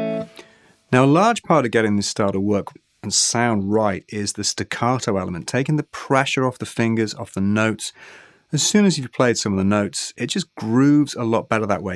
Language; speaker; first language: English; native; English